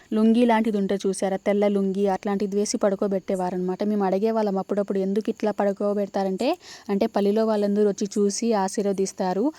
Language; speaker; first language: Telugu; non-native, local second language; Lambadi